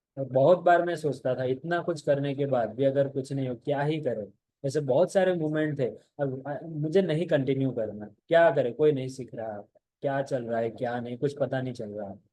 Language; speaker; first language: Hindi; non-native, local second language; Gujarati